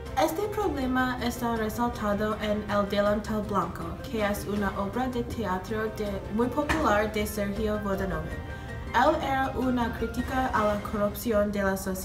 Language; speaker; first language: Spanish; non-native, learner; English